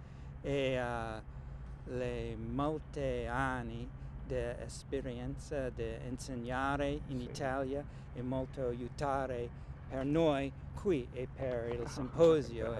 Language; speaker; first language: Italian; non-native, learner; English